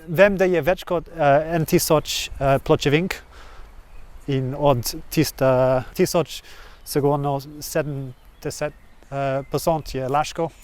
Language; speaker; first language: Slovenian; non-native, learner; English